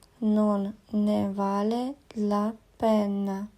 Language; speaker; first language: Italian; non-native, learner; Ukrainian